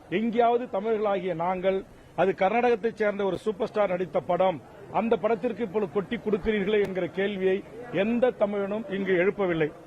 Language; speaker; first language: Tamil; native; Tamil